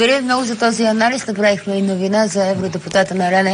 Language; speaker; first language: Bulgarian; native; Bulgarian